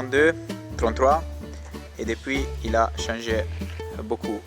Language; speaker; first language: French; non-native, learner; Italian